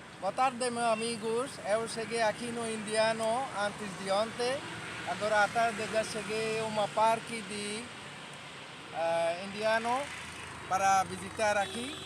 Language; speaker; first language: Portuguese; non-native, learner; Bangla